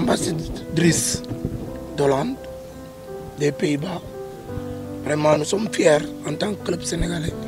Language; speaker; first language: French; non-native, local second language; Wolof